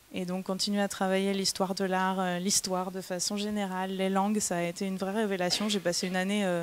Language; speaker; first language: French; native; French